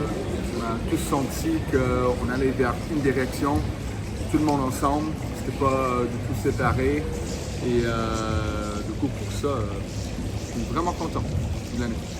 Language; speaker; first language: French; non-native, fluent; English